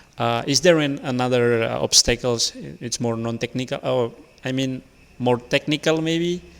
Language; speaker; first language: English; non-native, learner; Indonesian